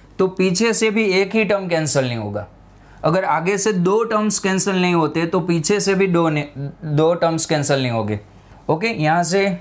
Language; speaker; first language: Hindi; non-native, local second language; Gujarati